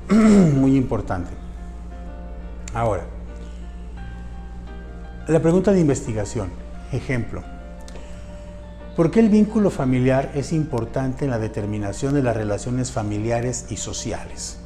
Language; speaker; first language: Spanish; native; Spanish